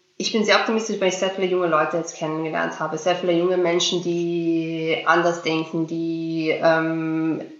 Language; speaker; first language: German; early bilingual, other home language; Bosnian